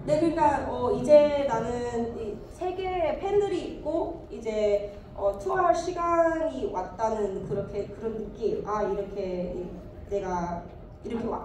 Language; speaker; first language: Korean; early bilingual, heritage; English